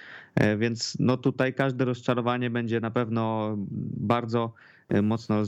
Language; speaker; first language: Polish; native; Polish